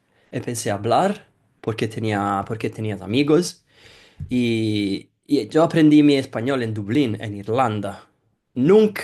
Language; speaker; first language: Spanish; non-native, fluent; Italian